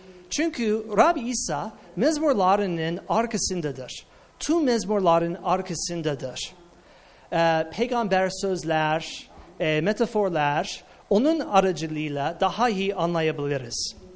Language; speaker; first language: Turkish; non-native, fluent; English